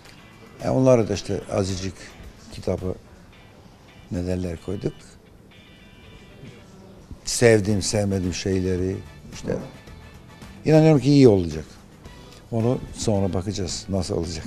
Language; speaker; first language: Turkish; non-native, fluent; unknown